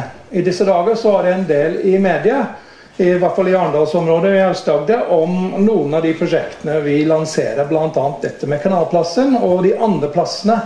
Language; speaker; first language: Norwegian; non-native, fluent; English